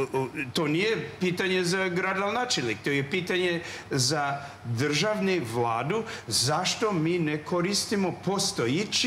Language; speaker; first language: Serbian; non-native, learner; English